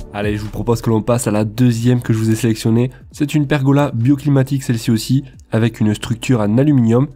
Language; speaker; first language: French; native; French